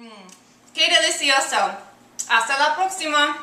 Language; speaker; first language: Spanish; non-native, learner; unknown